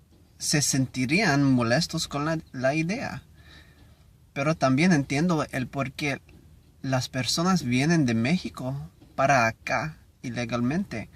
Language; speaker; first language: Spanish; non-native, learner; English